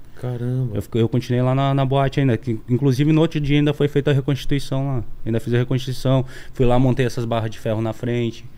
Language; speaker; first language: Portuguese; native; Portuguese